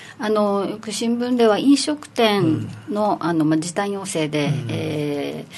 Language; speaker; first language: Japanese; native; Japanese